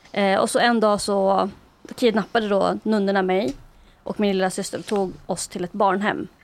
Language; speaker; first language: Swedish; early bilingual, other home language; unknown